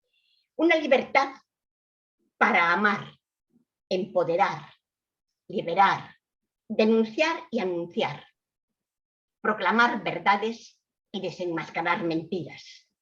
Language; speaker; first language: Spanish; native; Spanish